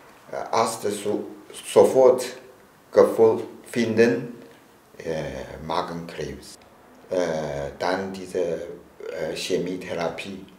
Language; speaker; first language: German; non-native, learner; Chinese